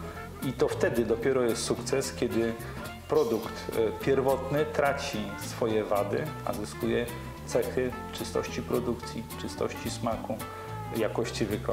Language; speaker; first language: Polish; native; Polish